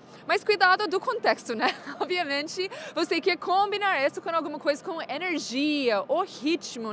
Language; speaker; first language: Portuguese; non-native, fluent; English